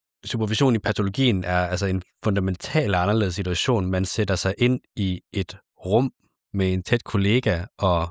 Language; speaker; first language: Danish; native; Danish